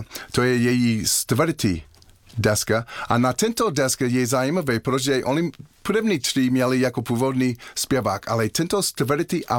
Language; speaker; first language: Czech; non-native, learner; English